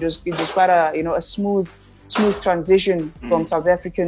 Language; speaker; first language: English; non-native, local second language; Xhosa